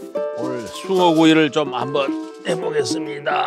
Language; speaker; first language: Korean; native; Korean